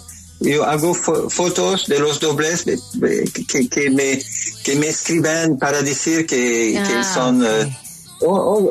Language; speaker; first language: Spanish; non-native, learner; French